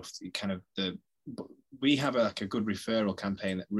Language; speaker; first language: English; native; English